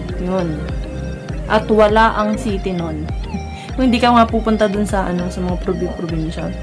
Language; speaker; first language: Filipino; non-native, local second language; Waray